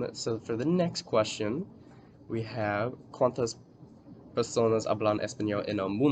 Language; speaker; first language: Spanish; non-native, learner; English